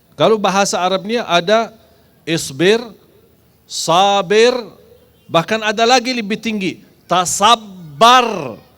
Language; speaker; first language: Malay; non-native, fluent; Arabic